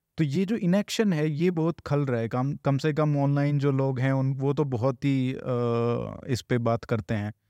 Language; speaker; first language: Hindi; native; Hindi